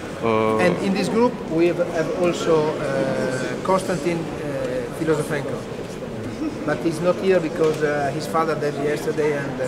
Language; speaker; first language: English; non-native, learner; Italian